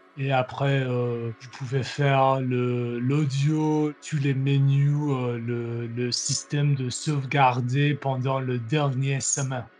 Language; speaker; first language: French; non-native, learner; English